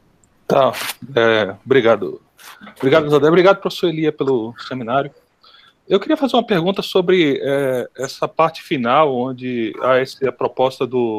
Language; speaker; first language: Portuguese; native; Portuguese